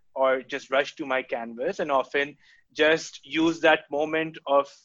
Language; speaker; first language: English; non-native, local second language; Urdu